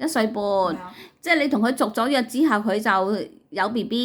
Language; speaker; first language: Cantonese; native; Cantonese